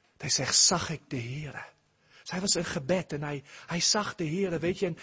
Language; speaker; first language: Dutch; early bilingual, heritage; Dutch